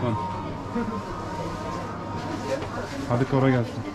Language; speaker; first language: Turkish; native; Turkish